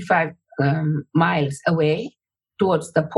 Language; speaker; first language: English; non-native, local second language; Tamil